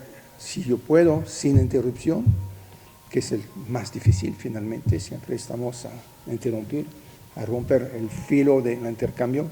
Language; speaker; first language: Spanish; non-native, fluent; French